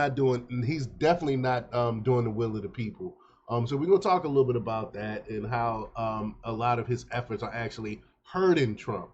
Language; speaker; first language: English; native; English